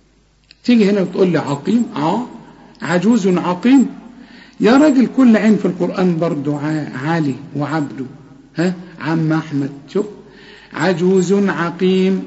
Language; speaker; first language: Arabic; native; Arabic